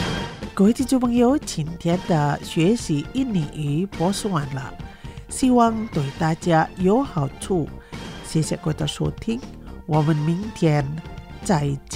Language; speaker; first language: Chinese; non-native, fluent; Indonesian